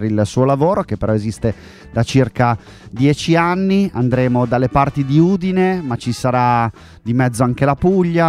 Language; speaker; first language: Italian; native; Italian